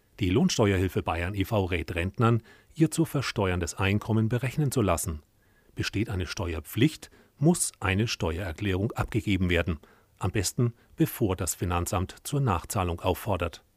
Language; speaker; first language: German; native; German